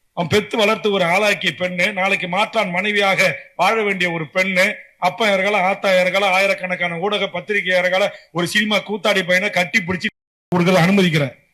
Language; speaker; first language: Tamil; native; Tamil